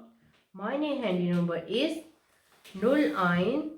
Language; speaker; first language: German; non-native, learner; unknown